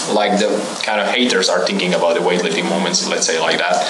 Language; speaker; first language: English; non-native, fluent; Croatian